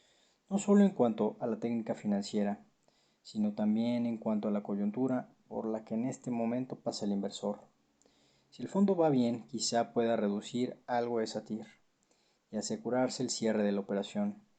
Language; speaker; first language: Spanish; native; Spanish